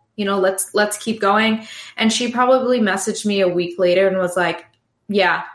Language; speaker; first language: English; native; English